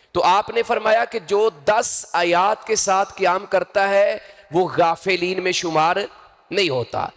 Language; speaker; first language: Urdu; non-native, local second language; Punjabi